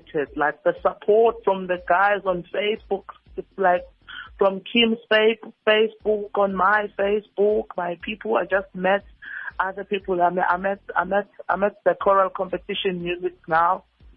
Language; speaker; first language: English; non-native, local second language; Zulu